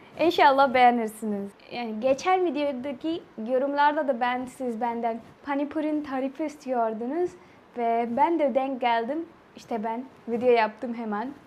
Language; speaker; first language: Turkish; non-native, learner; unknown